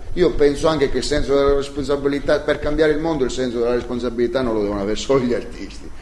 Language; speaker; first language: Italian; native; Italian